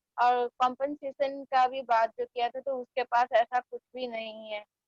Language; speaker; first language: Hindi; non-native, fluent; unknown